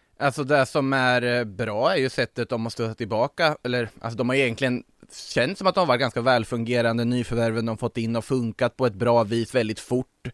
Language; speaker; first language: Swedish; native; Swedish